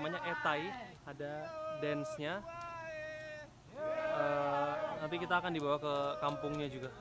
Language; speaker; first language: Indonesian; native; Indonesian